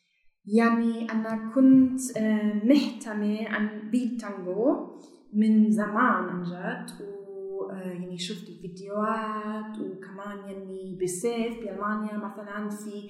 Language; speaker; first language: Arabic; non-native, learner; German